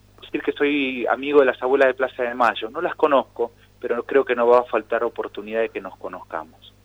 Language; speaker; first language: Spanish; native; Spanish